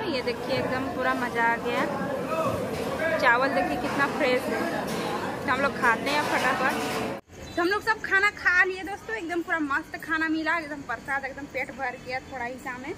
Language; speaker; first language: Hindi; native; Hindi